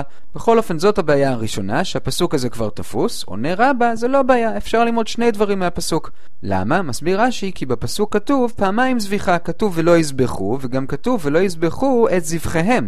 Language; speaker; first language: Hebrew; native; Hebrew